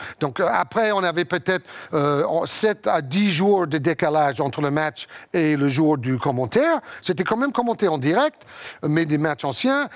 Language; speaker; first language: French; non-native, fluent; English